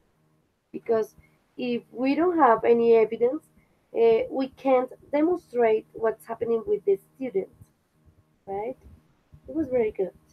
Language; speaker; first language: English; non-native, fluent; Spanish